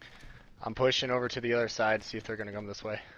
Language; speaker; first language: English; native; English